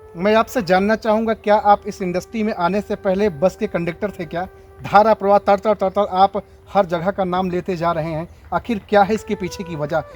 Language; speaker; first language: Hindi; native; Hindi